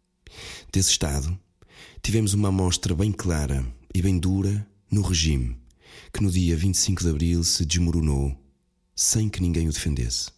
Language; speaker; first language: Portuguese; native; Portuguese